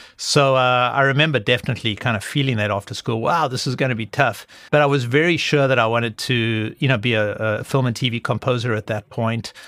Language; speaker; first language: English; native; English